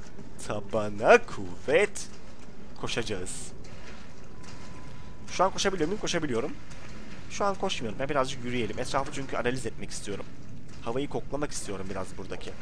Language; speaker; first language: Turkish; native; Turkish